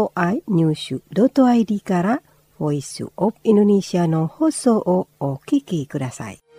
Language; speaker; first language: Japanese; non-native, fluent; Indonesian